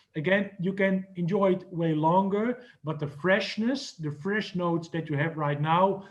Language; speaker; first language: English; non-native, fluent; Dutch